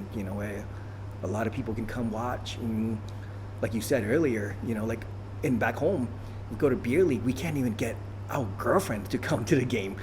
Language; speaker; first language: English; early bilingual, other home language; Thai